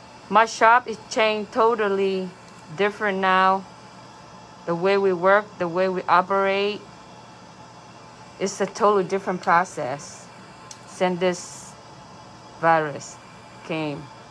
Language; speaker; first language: English; non-native, fluent; Vietnamese